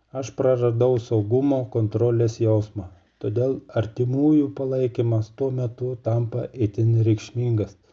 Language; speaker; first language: Lithuanian; non-native, fluent; Russian